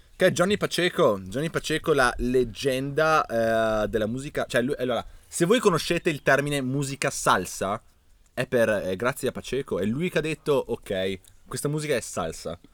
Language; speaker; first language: Italian; native; Italian